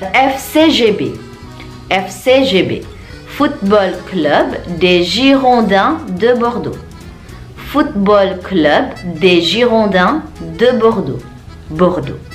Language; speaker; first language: French; non-native, learner; Indonesian